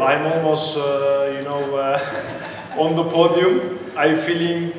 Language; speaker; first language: English; non-native, learner; Turkish